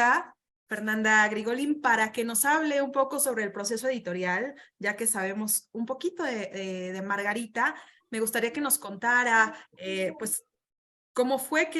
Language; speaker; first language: Spanish; native; Spanish